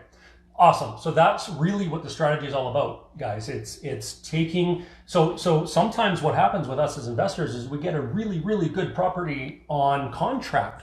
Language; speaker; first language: English; native; English